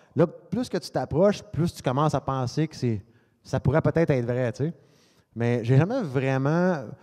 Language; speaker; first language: French; native; French